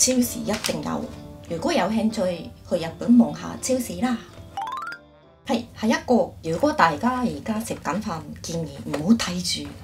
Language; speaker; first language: Cantonese; non-native, fluent; Japanese